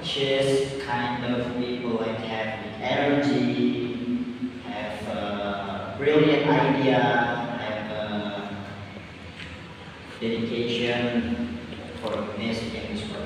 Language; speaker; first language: English; non-native, learner; Indonesian